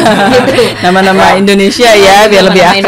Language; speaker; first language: Indonesian; native; Indonesian